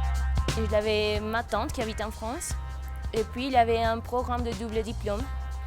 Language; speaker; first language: French; non-native, fluent; Spanish